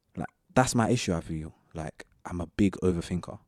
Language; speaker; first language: English; native; English